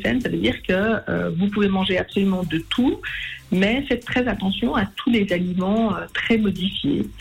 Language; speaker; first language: French; native; French